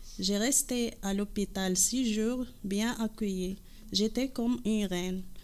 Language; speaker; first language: French; non-native, local second language; Arabic